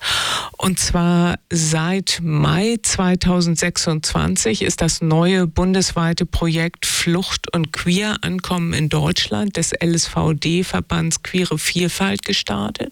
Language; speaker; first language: German; native; German